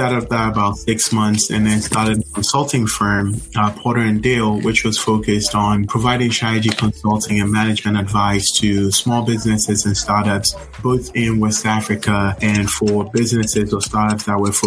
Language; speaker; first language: English; non-native, local second language; Akan